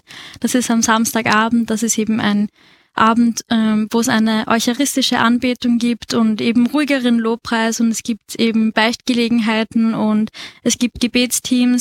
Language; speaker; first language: German; native; German